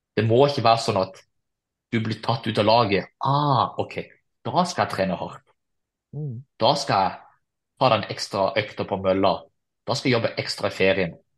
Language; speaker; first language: Norwegian; native; Norwegian